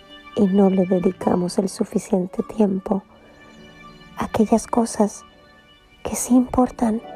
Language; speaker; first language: Spanish; native; Spanish